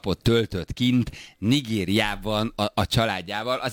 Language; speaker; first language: Hungarian; native; Hungarian